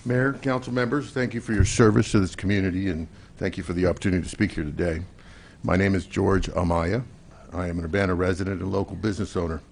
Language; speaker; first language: English; native; English